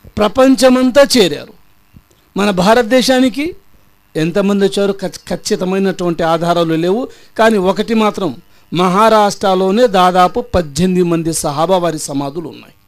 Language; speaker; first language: Telugu; non-native, local second language; Urdu